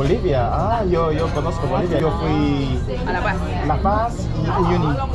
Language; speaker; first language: Spanish; non-native, learner; Korean